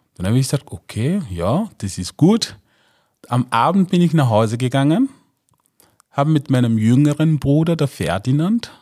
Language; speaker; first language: German; non-native, fluent; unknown